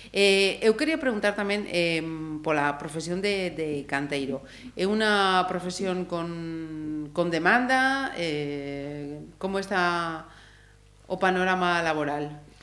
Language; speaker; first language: Galician; non-native, local second language; Spanish